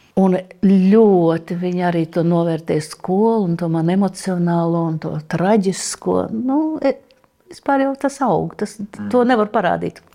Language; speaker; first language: Latvian; native; Latvian